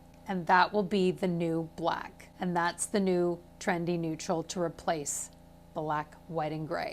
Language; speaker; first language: English; native; English